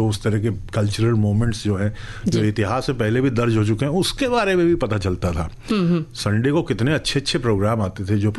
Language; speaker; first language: Hindi; native; Hindi